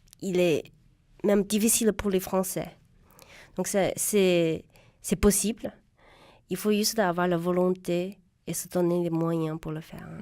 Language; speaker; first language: French; non-native, fluent; Chinese